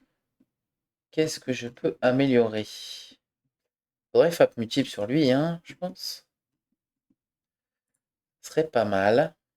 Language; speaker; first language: French; native; French